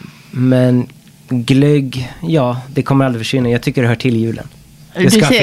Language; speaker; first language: Swedish; non-native, fluent; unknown